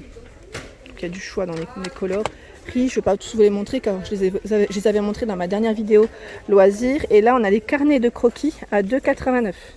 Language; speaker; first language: French; native; French